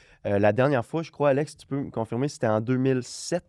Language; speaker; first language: French; native; French